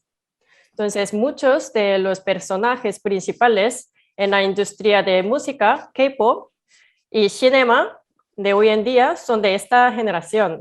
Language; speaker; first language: Spanish; non-native, fluent; Korean